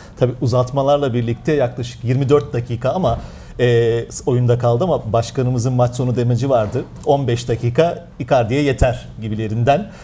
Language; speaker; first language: Turkish; native; Turkish